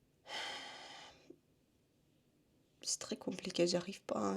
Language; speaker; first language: French; non-native, fluent; Russian